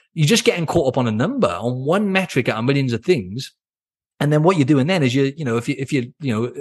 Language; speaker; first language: English; native; English